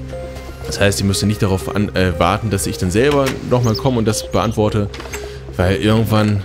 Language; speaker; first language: German; native; German